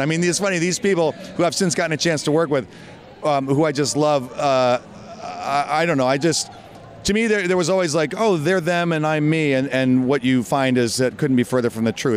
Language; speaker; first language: English; native; English